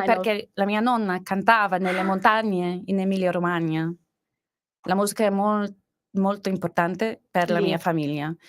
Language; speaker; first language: Italian; non-native, learner; English